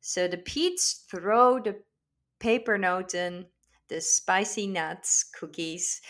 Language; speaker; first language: English; non-native, fluent; Dutch